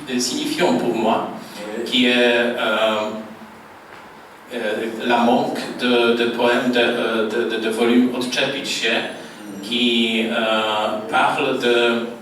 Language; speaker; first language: French; non-native, fluent; Polish